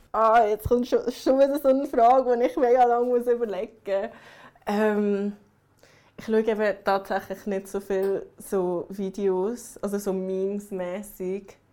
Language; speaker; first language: German; early bilingual, other home language; English